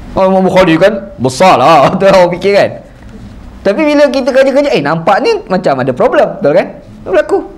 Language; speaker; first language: Malay; native; Malay